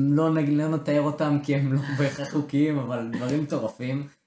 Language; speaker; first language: Hebrew; native; Hebrew